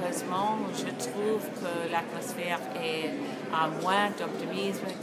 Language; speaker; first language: French; non-native, learner; English